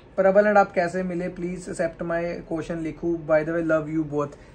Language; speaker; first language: Hindi; native; Hindi